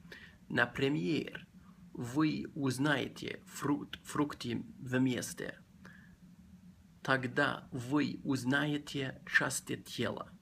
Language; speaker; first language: Russian; non-native, learner; English